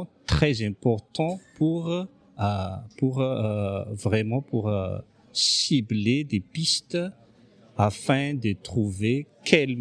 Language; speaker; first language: French; non-native, local second language; Malagasy